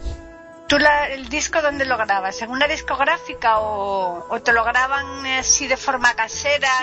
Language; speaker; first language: Spanish; native; Spanish